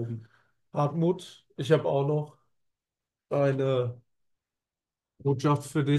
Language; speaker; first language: German; native; German